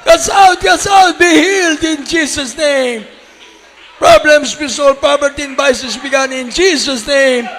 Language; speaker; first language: English; non-native, local second language; Filipino